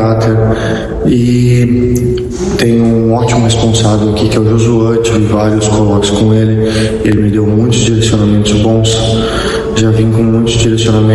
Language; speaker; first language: Portuguese; native; Portuguese